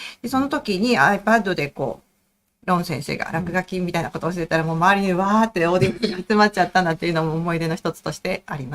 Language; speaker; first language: Japanese; native; Japanese